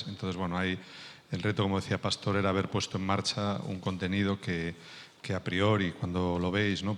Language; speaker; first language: Spanish; native; Spanish